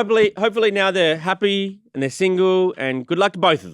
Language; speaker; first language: English; native; English